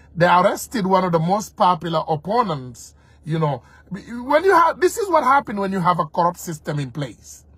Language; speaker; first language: English; non-native, fluent; Wolof